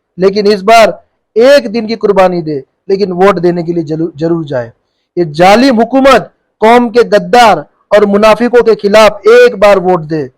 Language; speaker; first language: Hindi; non-native, local second language; Gujarati